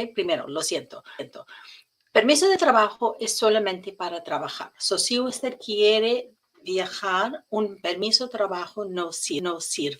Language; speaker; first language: Spanish; non-native, learner; English